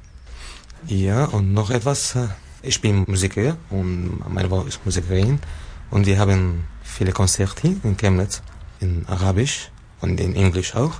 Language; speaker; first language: German; non-native, learner; Arabic